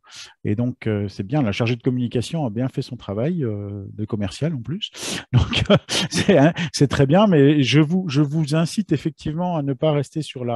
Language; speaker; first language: French; native; French